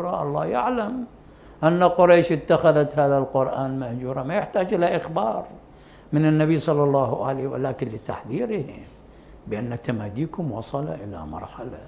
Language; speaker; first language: Arabic; native; Arabic